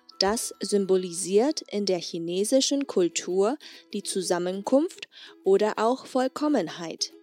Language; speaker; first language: German; non-native, fluent; Chinese